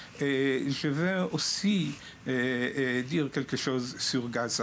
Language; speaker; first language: French; non-native, fluent; Hebrew